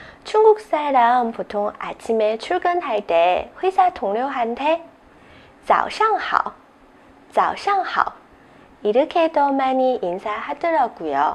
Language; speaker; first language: Korean; non-native, fluent; Chinese